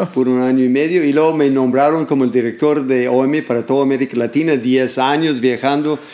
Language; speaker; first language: Spanish; non-native, fluent; English